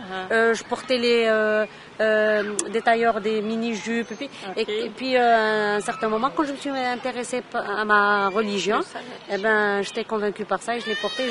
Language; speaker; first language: French; non-native, local second language; Arabic